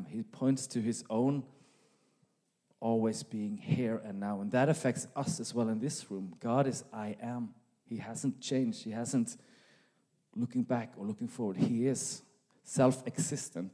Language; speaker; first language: English; non-native, fluent; Norwegian